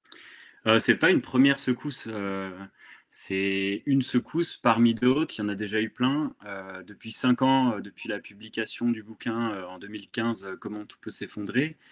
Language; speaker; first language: French; native; French